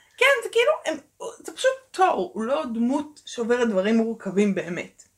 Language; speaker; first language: Hebrew; early bilingual, other home language; Russian